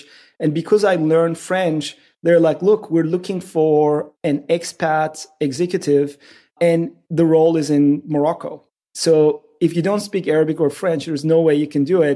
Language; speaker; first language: English; non-native, fluent; Turkish